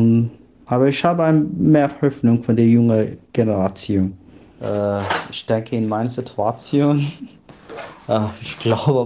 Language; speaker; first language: German; non-native, learner; Malayalam